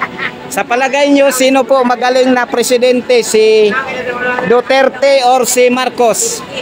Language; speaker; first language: Filipino; non-native, local second language; Cebuano